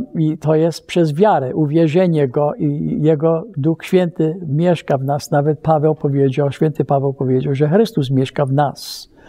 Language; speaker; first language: Polish; early bilingual, heritage; Polish